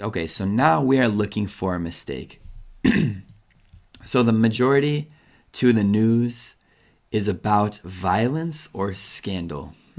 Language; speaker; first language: English; native; English